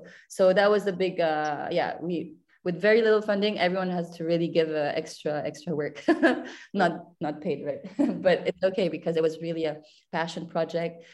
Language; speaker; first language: English; non-native, local second language; French